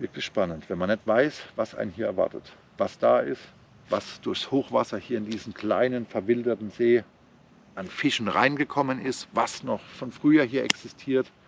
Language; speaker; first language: German; native; German